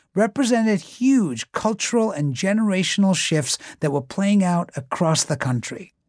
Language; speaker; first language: English; native; English